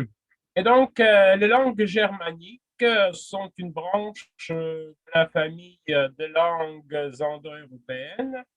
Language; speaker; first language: French; non-native, fluent; Russian